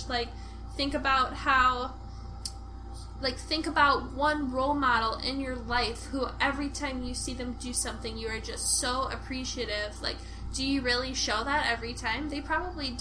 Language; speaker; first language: English; native; English